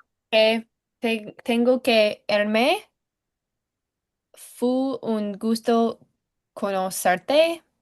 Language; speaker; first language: Spanish; non-native, learner; English